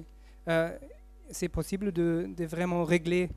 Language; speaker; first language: French; non-native, fluent; German